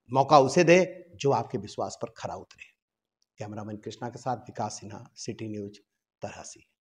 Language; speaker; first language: Hindi; native; Hindi